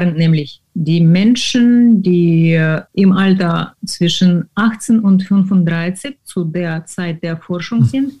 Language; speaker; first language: German; non-native, fluent; Ukrainian